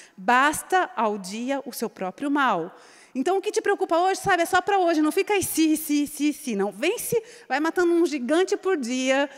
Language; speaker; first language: Portuguese; native; Portuguese